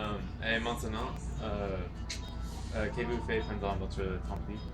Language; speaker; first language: French; non-native, learner; English